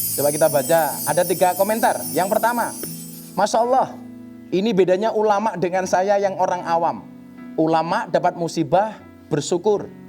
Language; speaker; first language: Indonesian; native; Indonesian